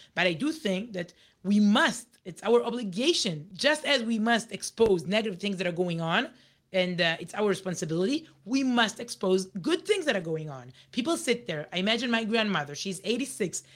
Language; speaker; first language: English; non-native, fluent; Hebrew